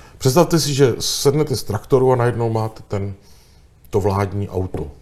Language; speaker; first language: Czech; native; Czech